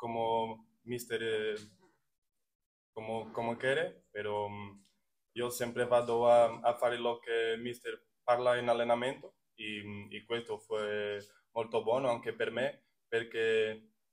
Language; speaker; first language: Italian; non-native, learner; Portuguese